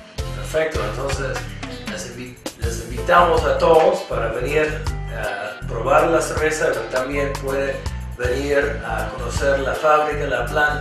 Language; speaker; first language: Spanish; non-native, fluent; English